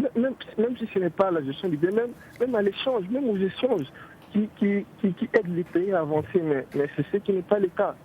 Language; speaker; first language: French; non-native, local second language; Lingala